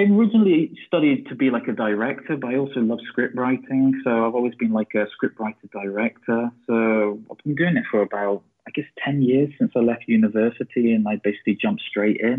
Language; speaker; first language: English; native; English